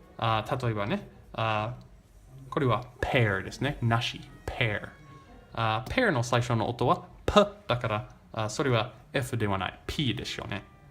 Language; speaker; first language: Japanese; non-native, learner; English